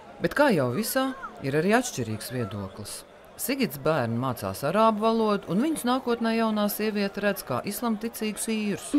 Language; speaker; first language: Latvian; native; Latvian